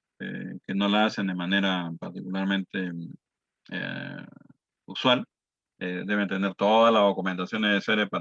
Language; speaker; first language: Spanish; native; Spanish